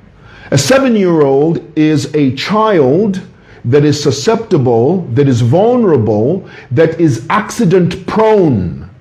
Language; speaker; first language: English; non-native, local second language; Bemba